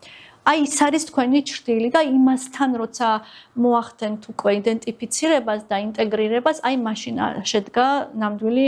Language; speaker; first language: Georgian; native; Georgian